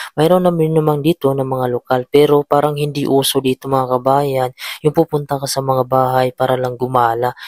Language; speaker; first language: Filipino; native; Filipino